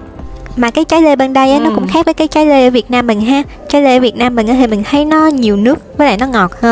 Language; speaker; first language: Vietnamese; native; Vietnamese